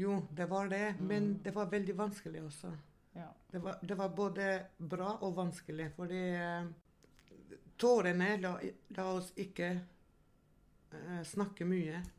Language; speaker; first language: Norwegian; non-native, fluent; Albanian